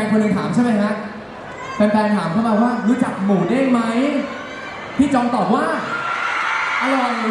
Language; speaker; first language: Thai; native; Thai